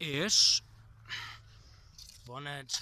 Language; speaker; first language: Hungarian; non-native, learner; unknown